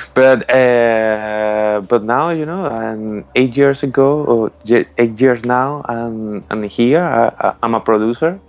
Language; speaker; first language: English; non-native, learner; Spanish